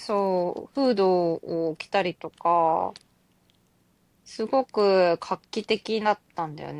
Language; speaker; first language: Japanese; native; Japanese